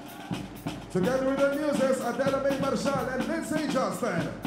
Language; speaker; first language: English; non-native, local second language; Filipino